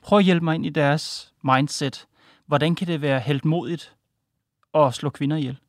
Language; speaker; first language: Danish; native; Danish